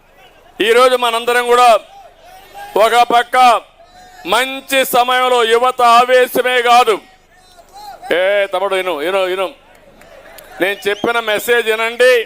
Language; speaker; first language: Telugu; native; Telugu